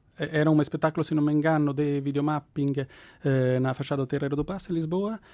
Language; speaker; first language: Portuguese; non-native, fluent; Italian